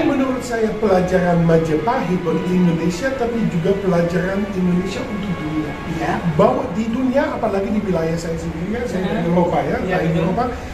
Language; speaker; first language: Indonesian; non-native, fluent; Dutch